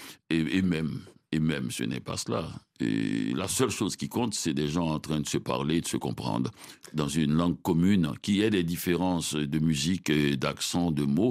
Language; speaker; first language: French; non-native, local second language; Haitian Creole